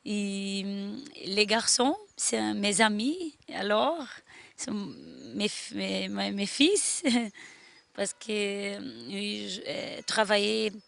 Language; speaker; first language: French; non-native, learner; Portuguese